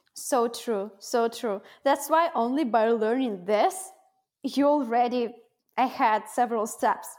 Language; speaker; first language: English; non-native, fluent; Russian